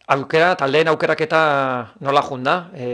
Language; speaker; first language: Basque; native; Basque